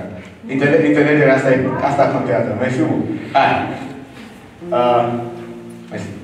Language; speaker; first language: Romanian; non-native, learner; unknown